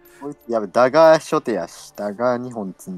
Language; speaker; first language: Japanese; native; Japanese